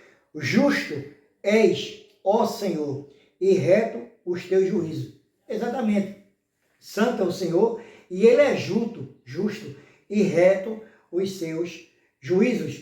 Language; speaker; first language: Portuguese; native; Portuguese